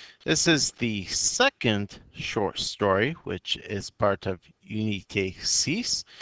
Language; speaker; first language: English; native; English